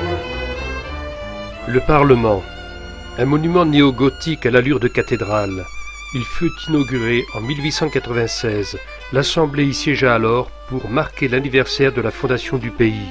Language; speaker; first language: French; native; French